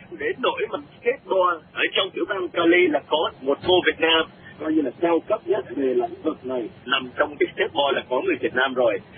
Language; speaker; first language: Vietnamese; early bilingual, other home language; English